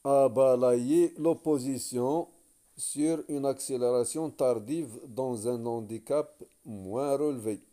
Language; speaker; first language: French; non-native, local second language; Arabic